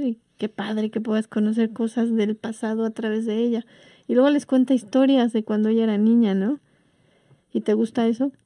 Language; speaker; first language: Spanish; native; Spanish